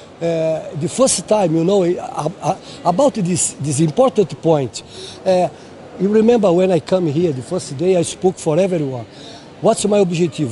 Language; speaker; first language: English; non-native, learner; Portuguese